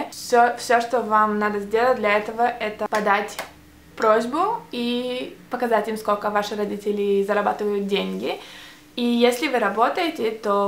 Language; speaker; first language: Russian; early bilingual, heritage; Russian